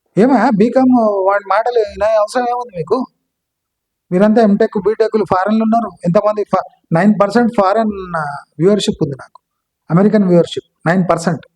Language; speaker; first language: Telugu; non-native, local second language; Kannada